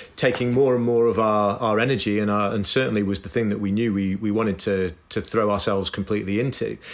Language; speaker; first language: English; native; English